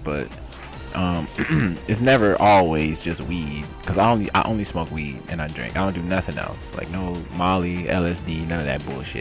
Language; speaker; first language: English; native; English